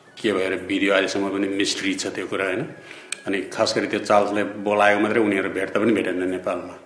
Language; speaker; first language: Nepali; non-native, local second language; Eastern Tamang